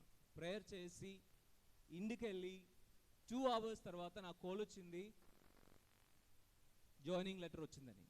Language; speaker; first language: Telugu; non-native, fluent; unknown